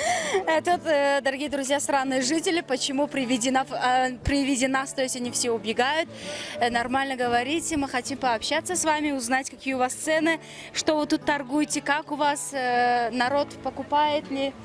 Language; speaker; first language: Russian; non-native, local second language; Tajik